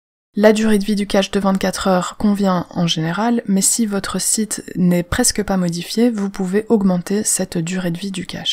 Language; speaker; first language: French; native; French